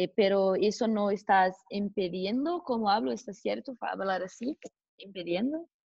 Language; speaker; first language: Spanish; non-native, learner; Portuguese